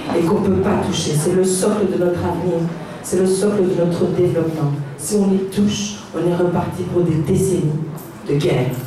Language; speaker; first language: French; non-native, local second language; Rundi